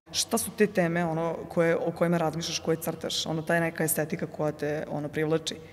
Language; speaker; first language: Serbian; native; Serbian